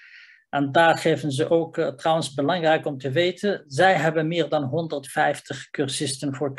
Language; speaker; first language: Dutch; non-native, fluent; Riffian